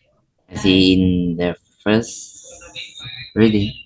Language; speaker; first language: English; non-native, learner; Vietnamese